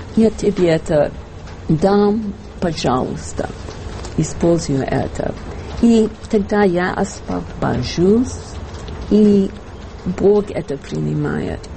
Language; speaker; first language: Russian; non-native, fluent; English